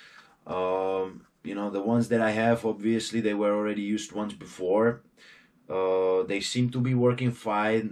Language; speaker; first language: English; non-native, fluent; Czech